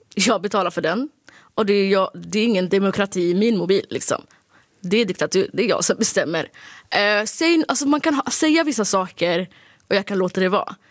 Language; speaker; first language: Swedish; early bilingual, other home language; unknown